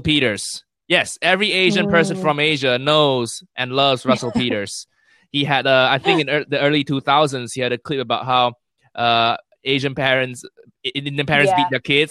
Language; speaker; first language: English; non-native, local second language; Cantonese